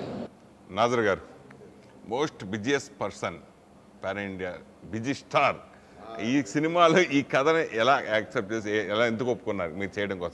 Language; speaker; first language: Telugu; native; Telugu